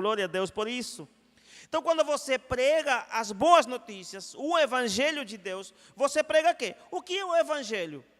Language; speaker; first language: Portuguese; non-native, fluent; Spanish